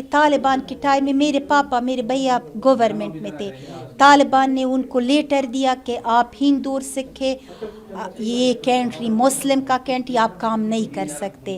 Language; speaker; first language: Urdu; non-native, learner; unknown